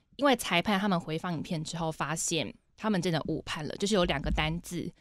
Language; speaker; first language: Chinese; native; Chinese